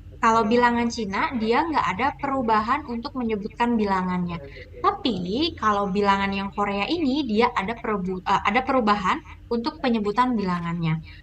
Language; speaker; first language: Indonesian; native; Indonesian